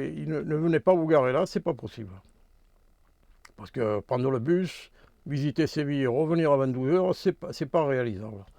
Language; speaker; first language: French; native; French